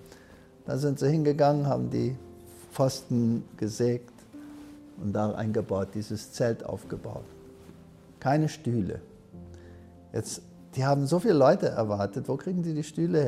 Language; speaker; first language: German; early bilingual, heritage; German